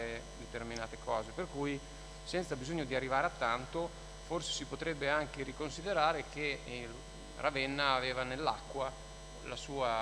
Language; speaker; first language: Italian; native; Italian